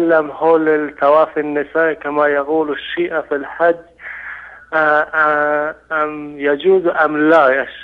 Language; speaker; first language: Arabic; non-native, learner; Baluchi